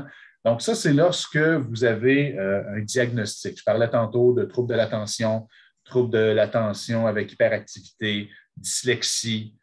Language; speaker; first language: French; native; French